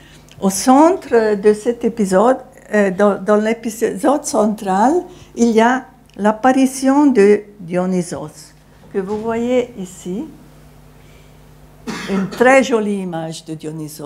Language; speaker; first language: French; non-native, fluent; Italian